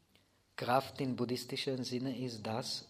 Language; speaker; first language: German; non-native, fluent; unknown